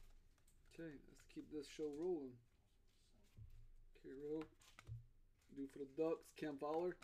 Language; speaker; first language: English; native; English